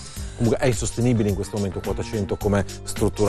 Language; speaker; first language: Italian; native; Italian